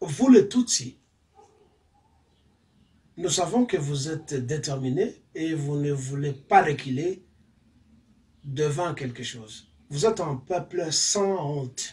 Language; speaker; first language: French; non-native, local second language; Swahili